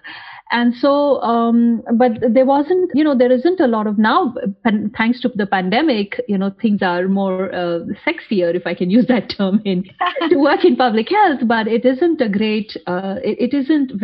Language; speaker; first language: English; non-native, local second language; Hindi